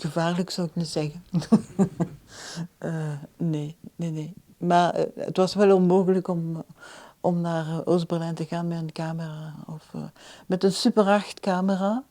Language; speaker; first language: Dutch; non-native, local second language; French